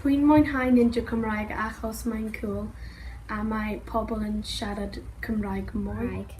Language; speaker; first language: Welsh; non-native, learner; English